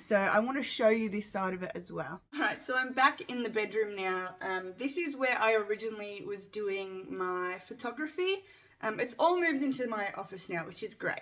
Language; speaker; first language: English; native; English